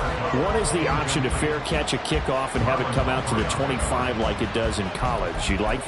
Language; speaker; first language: English; native; English